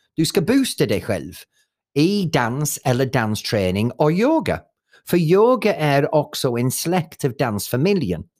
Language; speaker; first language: Swedish; non-native, fluent; English